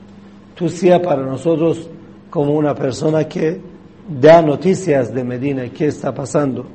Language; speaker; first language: Spanish; non-native, fluent; Persian